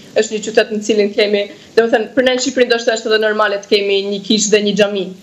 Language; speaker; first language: Albanian; early bilingual, heritage; Albanian